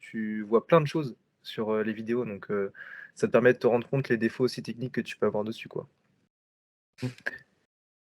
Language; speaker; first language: French; native; French